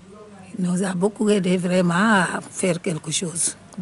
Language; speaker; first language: French; non-native, learner; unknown